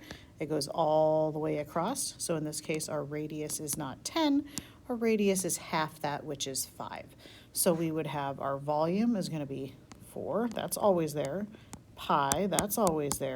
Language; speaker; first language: English; native; English